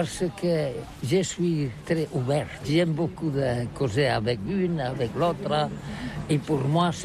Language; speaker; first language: French; non-native, learner; Catalan